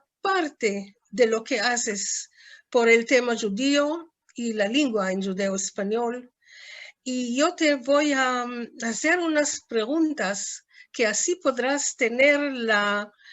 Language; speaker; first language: Spanish; non-native, fluent; Hebrew